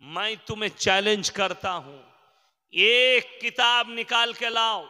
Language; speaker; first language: Hindi; non-native, local second language; Bangla